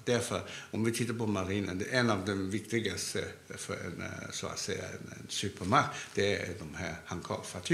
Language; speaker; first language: Swedish; non-native, fluent; Cantonese